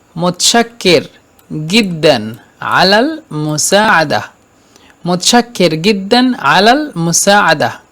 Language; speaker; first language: Egyptian Arabic; non-native, fluent; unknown